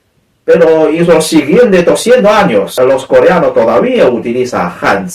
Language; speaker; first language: Spanish; non-native, learner; Chinese